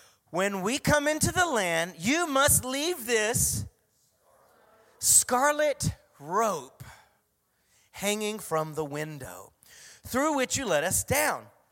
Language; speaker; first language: English; native; English